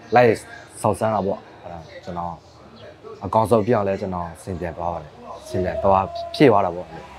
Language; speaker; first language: Burmese; non-native, local second language; S'gaw Karen